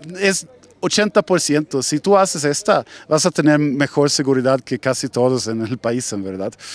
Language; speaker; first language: Spanish; non-native, fluent; Swedish